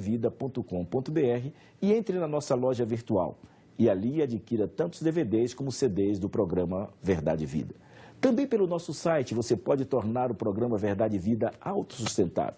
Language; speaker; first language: Portuguese; native; Portuguese